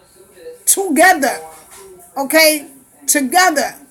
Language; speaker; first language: English; native; English